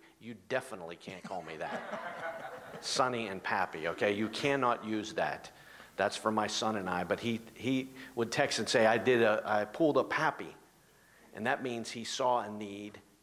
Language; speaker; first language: English; native; English